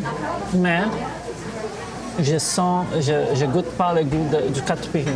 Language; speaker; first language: French; early bilingual, heritage; Portuguese